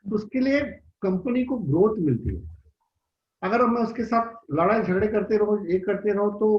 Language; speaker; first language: Hindi; non-native, local second language; Marathi